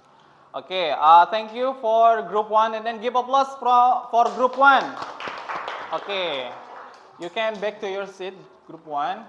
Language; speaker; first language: English; non-native, learner; Indonesian